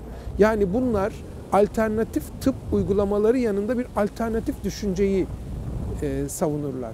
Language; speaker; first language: Turkish; native; Turkish